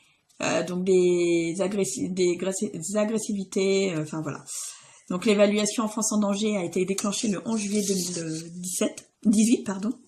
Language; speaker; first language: French; native; French